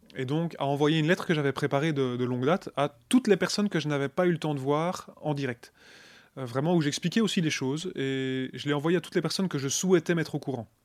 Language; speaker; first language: French; native; French